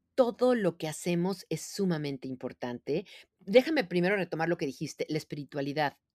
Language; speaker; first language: Spanish; native; Spanish